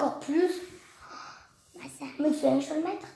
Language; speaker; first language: French; native; French